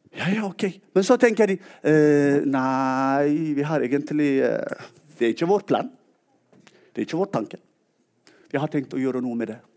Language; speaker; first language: Norwegian; non-native, fluent; Tigrinya